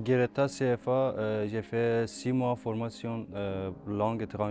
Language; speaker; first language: French; non-native, learner; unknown